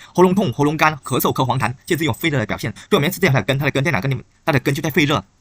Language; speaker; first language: Chinese; native; Chinese